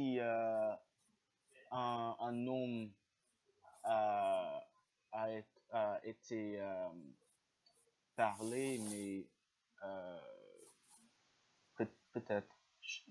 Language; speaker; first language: French; non-native, learner; English